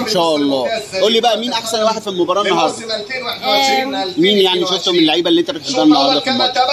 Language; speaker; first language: Arabic; native; Arabic